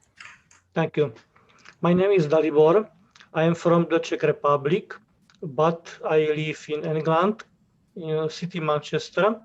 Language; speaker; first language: English; non-native, learner; Czech